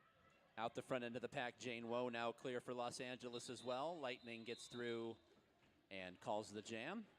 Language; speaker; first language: English; native; English